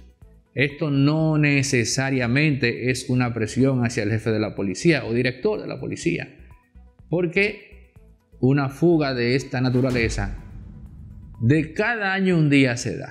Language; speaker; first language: Spanish; native; Spanish